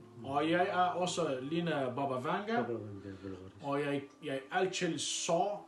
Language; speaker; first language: Danish; non-native, learner; Arabic